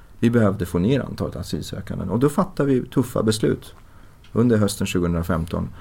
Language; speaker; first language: Swedish; early bilingual, other home language; Persian